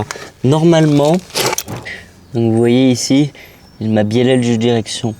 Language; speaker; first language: French; native; French